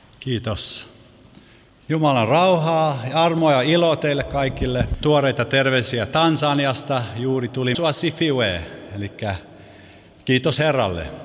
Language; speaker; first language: Finnish; early bilingual, heritage; Finnish